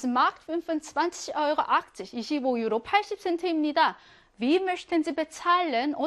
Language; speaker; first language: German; non-native, fluent; Korean